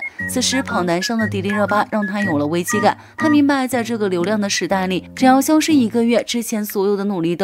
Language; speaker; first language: Chinese; native; Chinese